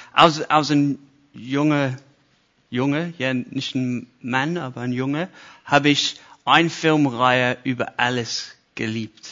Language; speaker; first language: German; non-native, fluent; English